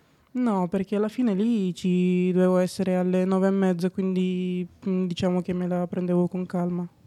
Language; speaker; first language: Italian; non-native, fluent; Bulgarian